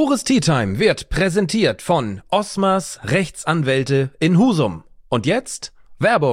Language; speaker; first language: German; native; German